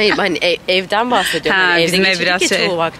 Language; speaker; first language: Turkish; native; Turkish